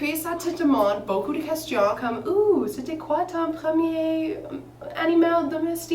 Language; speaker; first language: French; non-native, fluent; English